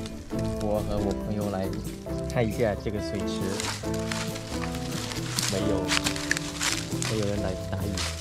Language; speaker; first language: Chinese; non-native, learner; Khmer